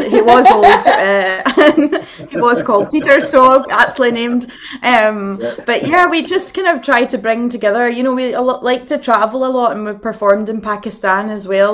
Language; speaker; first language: English; native; English